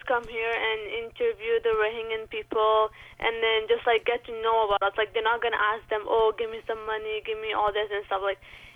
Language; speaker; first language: English; early bilingual, other home language; Rohingya